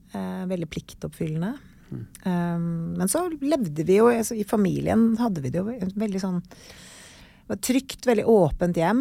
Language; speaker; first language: Norwegian; native; Norwegian